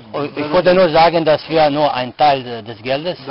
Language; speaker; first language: German; non-native, fluent; Serbian